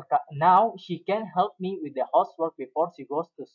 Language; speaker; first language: English; non-native, fluent; Indonesian